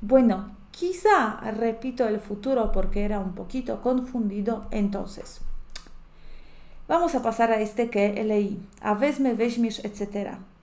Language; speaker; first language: Spanish; non-native, fluent; Polish